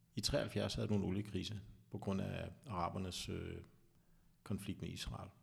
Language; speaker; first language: Danish; native; Danish